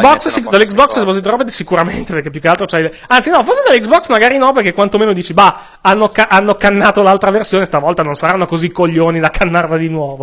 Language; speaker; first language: Italian; native; Italian